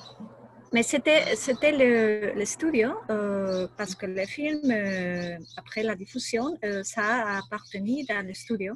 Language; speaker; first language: French; non-native, learner; Spanish